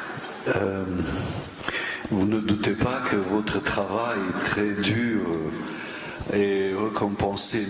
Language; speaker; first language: French; non-native, fluent; Romanian